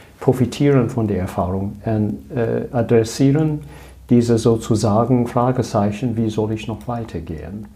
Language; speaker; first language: German; non-native, learner; English